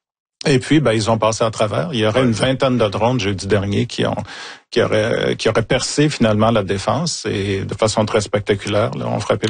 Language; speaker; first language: French; native; French